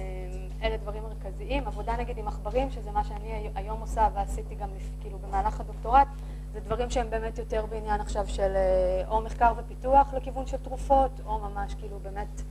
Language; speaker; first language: Hebrew; native; Hebrew